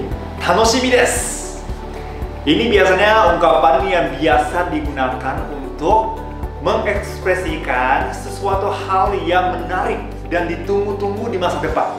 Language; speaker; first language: Indonesian; non-native, fluent; Japanese